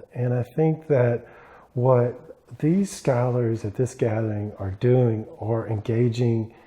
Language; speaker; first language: English; native; English